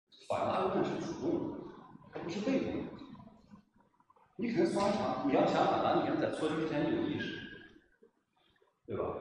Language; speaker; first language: Chinese; native; Chinese